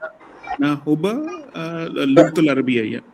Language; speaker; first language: Arabic; non-native, learner; Urdu